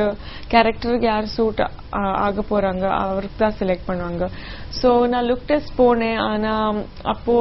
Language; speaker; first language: Tamil; non-native, local second language; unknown